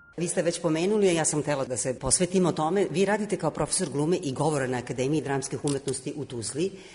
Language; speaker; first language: Croatian; native; Croatian